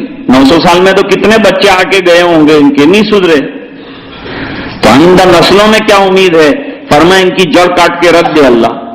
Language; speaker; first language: Urdu; native; Urdu